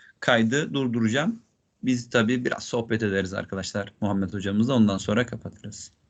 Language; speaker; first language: Turkish; native; Turkish